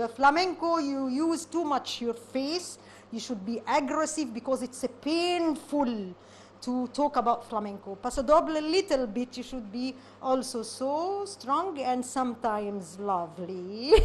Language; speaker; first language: English; non-native, learner; Arabic